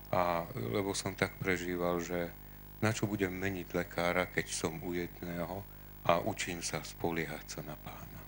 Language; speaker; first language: Slovak; non-native, local second language; Hungarian